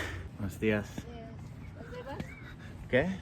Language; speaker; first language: Spanish; non-native, learner; English